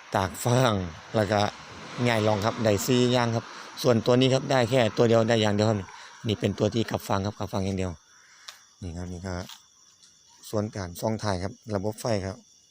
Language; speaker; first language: Thai; native; Thai